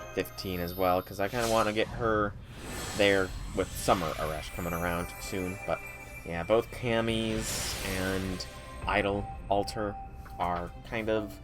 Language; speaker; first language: English; native; English